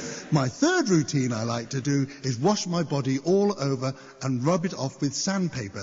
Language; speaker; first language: English; native; English